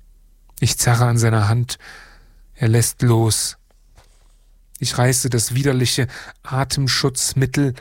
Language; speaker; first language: German; native; German